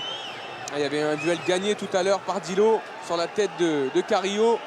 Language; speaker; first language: French; native; French